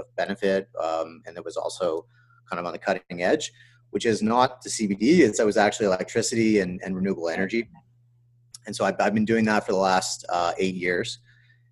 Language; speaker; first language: English; native; English